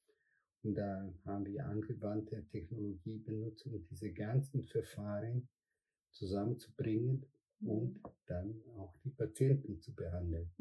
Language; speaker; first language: German; non-native, fluent; Spanish